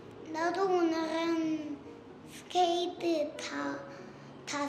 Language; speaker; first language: Korean; early bilingual, other home language; Russian